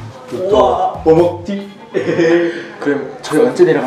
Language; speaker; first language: Korean; native; Korean